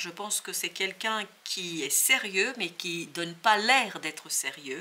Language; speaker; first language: French; native; French